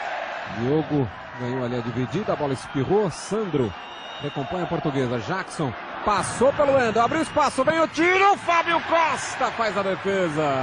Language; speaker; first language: Portuguese; native; Portuguese